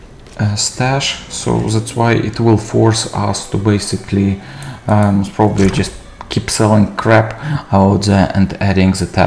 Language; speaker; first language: English; non-native, fluent; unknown